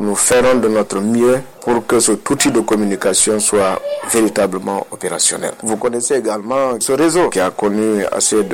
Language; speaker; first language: French; non-native, local second language; Fula